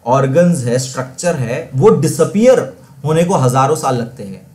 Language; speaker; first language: Hindi; non-native, local second language; Marathi